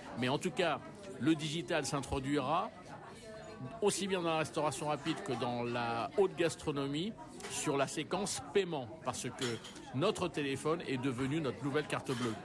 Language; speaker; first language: French; native; French